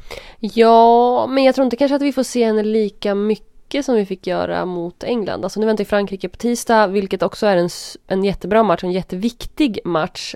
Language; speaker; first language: Swedish; native; Swedish